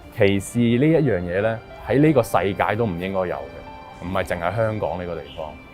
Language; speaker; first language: Cantonese; early bilingual, other home language; Urdu